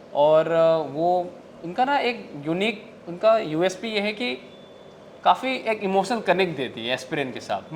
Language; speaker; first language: Hindi; non-native, local second language; Manipuri